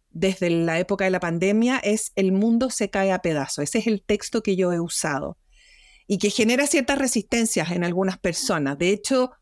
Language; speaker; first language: Spanish; native; Spanish